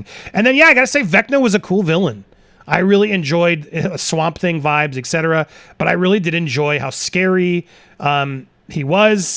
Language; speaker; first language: English; native; English